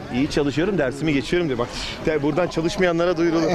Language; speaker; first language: Turkish; native; Turkish